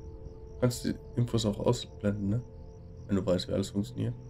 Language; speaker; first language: German; native; German